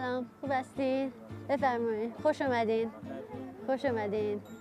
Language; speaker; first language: Persian; early bilingual, heritage; Persian